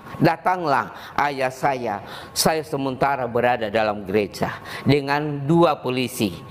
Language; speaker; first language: Indonesian; native; Indonesian